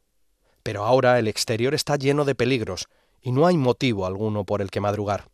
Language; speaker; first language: Spanish; native; Spanish